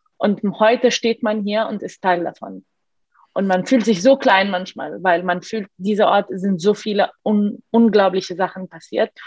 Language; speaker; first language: German; non-native, fluent; Arabic